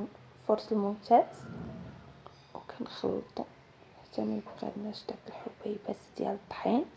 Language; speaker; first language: Arabic; native; Arabic